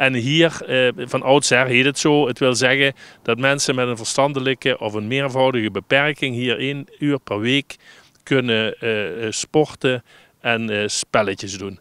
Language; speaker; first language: Dutch; native; Dutch